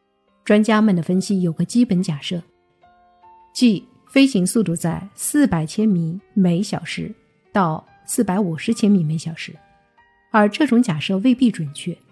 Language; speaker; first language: Chinese; native; Chinese